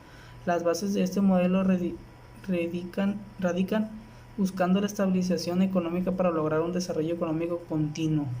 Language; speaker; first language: Spanish; native; Spanish